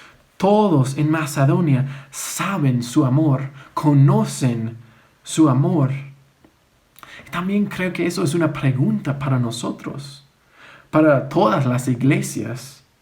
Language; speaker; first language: Spanish; non-native, fluent; English